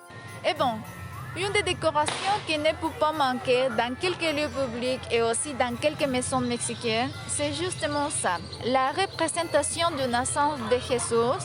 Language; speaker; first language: French; non-native, fluent; Spanish